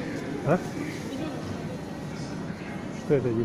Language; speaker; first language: Russian; native; Russian